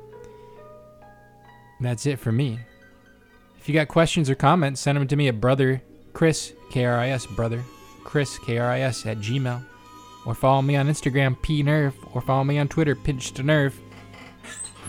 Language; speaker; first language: English; native; English